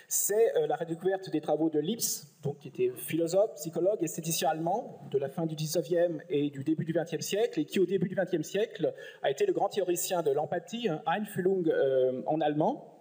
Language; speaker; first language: French; native; French